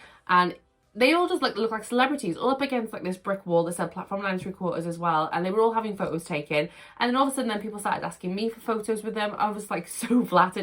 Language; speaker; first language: English; native; English